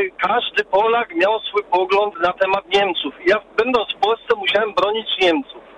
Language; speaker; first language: Polish; early bilingual, heritage; Polish